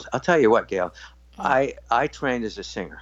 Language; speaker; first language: English; native; English